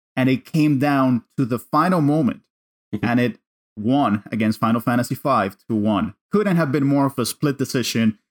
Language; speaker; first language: English; non-native, fluent; Spanish